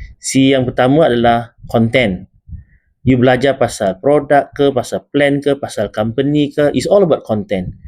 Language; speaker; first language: Malay; native; Malay